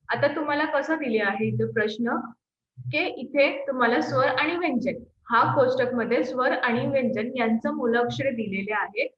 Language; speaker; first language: Marathi; non-native, local second language; Hindi